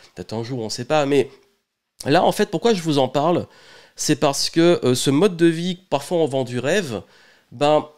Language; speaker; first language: French; native; French